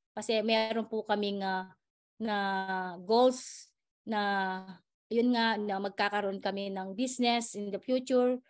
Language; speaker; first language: Filipino; native; Filipino